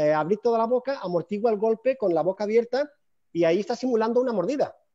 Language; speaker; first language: Spanish; native; Spanish